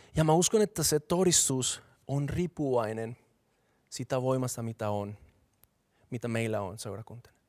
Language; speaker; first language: Finnish; non-native, fluent; Spanish